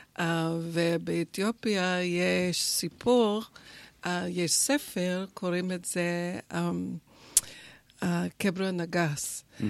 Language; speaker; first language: Hebrew; non-native, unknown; English